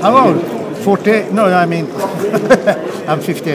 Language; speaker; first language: English; non-native, fluent; Swedish